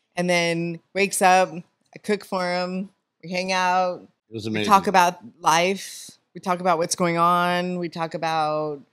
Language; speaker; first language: English; native; English